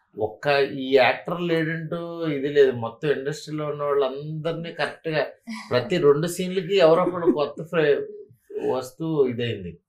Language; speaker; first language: Telugu; native; Telugu